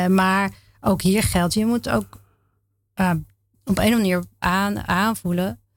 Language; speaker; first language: Dutch; native; Dutch